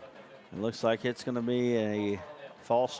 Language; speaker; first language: English; native; English